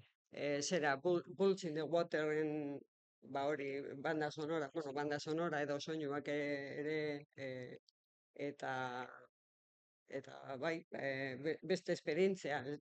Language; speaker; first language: Basque; non-native, local second language; Spanish